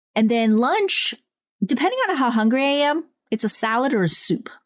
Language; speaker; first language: English; early bilingual, other home language; Italian